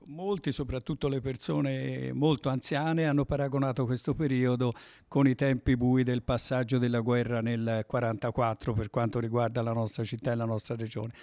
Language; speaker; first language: Italian; native; Italian